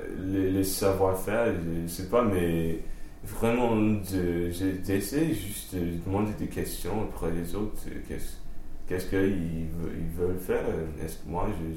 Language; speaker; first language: French; non-native, fluent; English